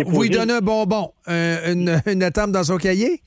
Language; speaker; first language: French; native; French